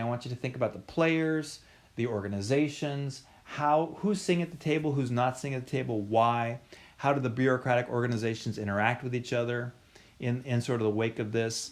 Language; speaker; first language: English; native; English